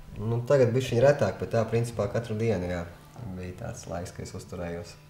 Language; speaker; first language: Latvian; non-native, local second language; Russian